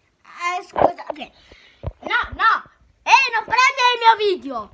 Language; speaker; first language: Italian; early bilingual, heritage; Italian